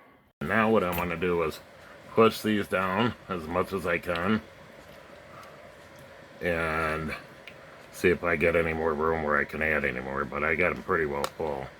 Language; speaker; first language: English; native; English